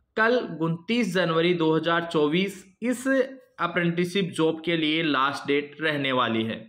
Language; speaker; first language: Hindi; native; Hindi